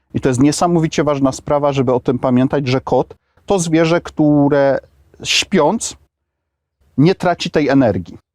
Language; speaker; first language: Polish; native; Polish